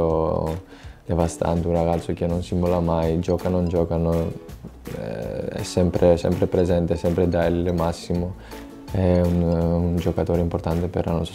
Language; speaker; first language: Italian; non-native, fluent; Greek